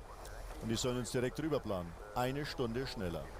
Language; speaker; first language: German; native; German